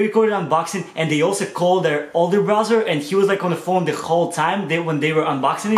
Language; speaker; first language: English; non-native, fluent; Russian